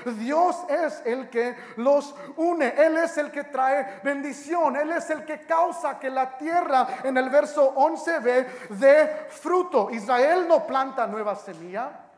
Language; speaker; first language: Spanish; early bilingual, heritage; Spanish